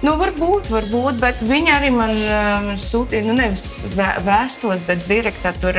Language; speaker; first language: Latvian; non-native, local second language; Russian